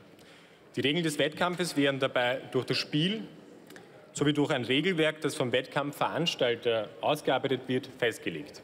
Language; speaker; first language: German; native; German